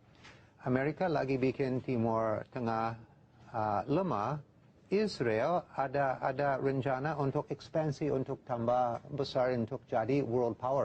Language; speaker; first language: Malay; non-native, fluent; English